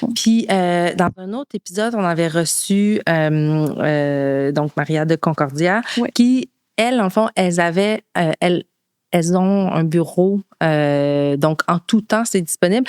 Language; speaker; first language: French; native; French